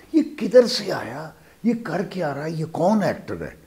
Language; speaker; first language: Urdu; non-native, local second language; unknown